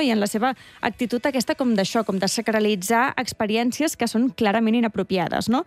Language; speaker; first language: Catalan; native; Catalan